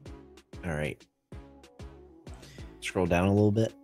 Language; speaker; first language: English; native; English